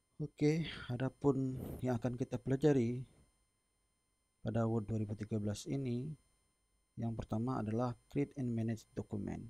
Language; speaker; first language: Indonesian; native; Indonesian